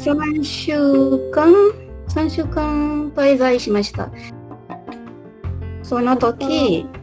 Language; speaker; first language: Japanese; non-native, learner; Malay